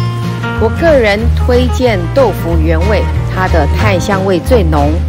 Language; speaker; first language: Chinese; native; Chinese